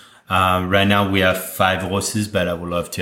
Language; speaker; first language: English; non-native, fluent; French